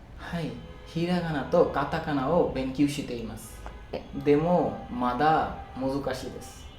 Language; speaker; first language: Japanese; non-native, learner; Bangla